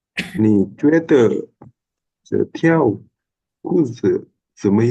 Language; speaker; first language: Chinese; non-native, learner; Indonesian